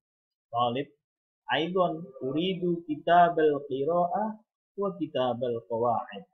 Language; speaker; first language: Arabic; non-native, fluent; Indonesian